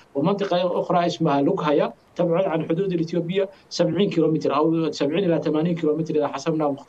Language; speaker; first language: Arabic; non-native, fluent; Somali